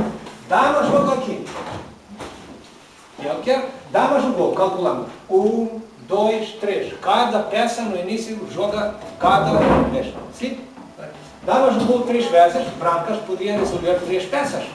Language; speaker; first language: Portuguese; non-native, learner; Ukrainian